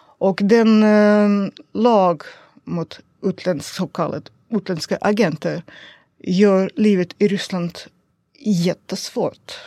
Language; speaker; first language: Swedish; non-native, learner; Russian